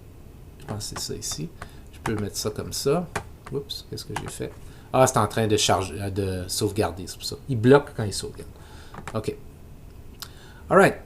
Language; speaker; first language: French; native; French